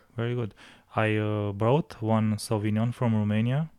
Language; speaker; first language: English; non-native, learner; Romanian